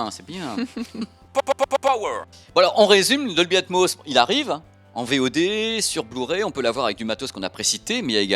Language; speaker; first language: French; native; French